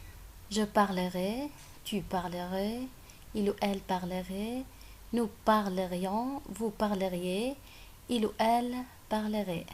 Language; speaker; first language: French; non-native, fluent; Arabic